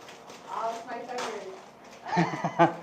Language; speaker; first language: English; non-native, learner; Arabic